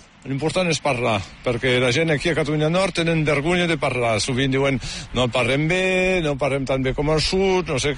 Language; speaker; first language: Catalan; native; Catalan